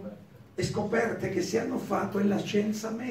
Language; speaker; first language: Italian; non-native, learner; Spanish